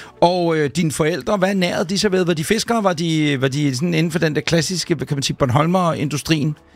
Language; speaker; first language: Danish; native; Danish